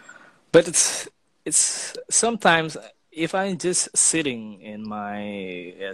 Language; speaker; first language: English; non-native, fluent; Indonesian